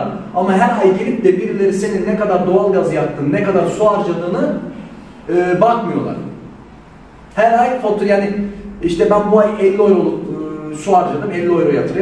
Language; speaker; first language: Turkish; native; Turkish